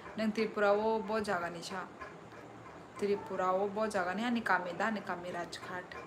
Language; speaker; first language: Hindi; non-native, local second language; Kok Borok